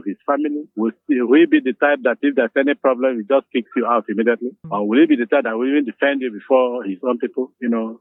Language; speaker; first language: English; non-native, local second language; Igbo